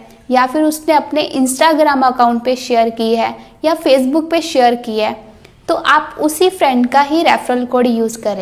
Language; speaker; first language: Hindi; native; Hindi